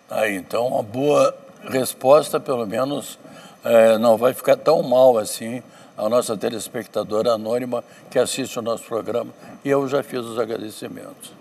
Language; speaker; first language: Portuguese; native; Portuguese